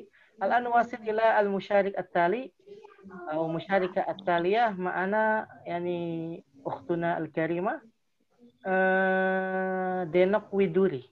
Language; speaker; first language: Arabic; non-native, fluent; Indonesian